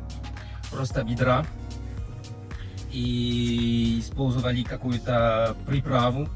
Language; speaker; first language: Russian; non-native, learner; French